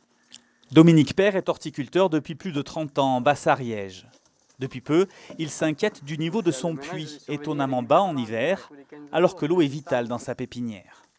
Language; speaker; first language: French; native; French